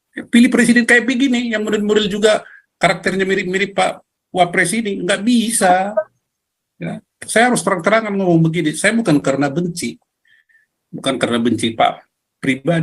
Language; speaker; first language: Indonesian; native; Indonesian